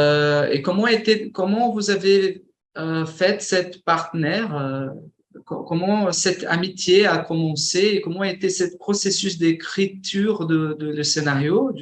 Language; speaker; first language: French; non-native, fluent; Portuguese